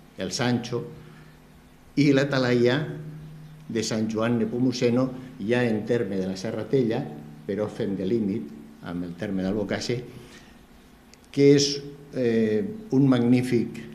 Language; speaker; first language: Catalan; native; Catalan